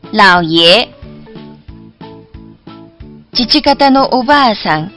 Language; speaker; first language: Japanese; non-native, fluent; Chinese